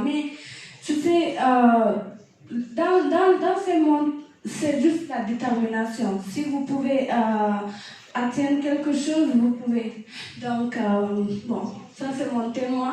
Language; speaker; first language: French; non-native, fluent; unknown